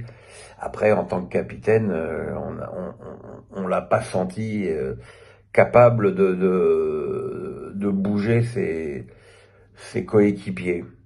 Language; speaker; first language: French; native; French